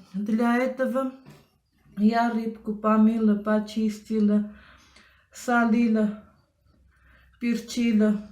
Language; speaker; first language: Russian; non-native, local second language; Armenian